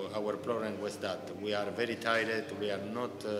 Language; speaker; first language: English; non-native, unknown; Arabic